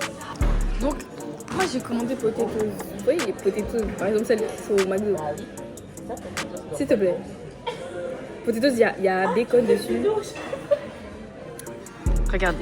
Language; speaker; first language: French; native; French